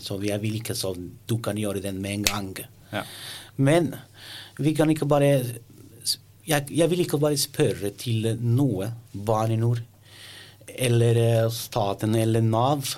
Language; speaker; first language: Norwegian; non-native, learner; Italian